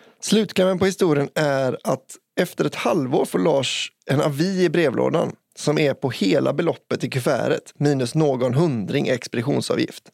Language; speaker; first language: Swedish; native; Swedish